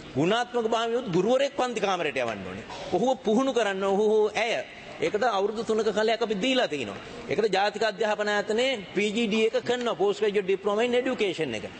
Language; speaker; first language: Sinhala; native; Sinhala